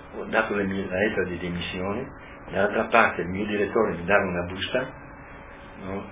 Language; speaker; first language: Italian; non-native, local second language; Friulian